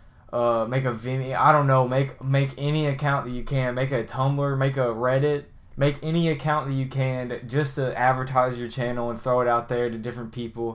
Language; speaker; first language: English; native; English